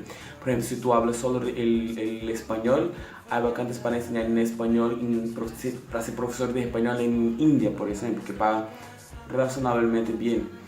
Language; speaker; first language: Spanish; non-native, local second language; Portuguese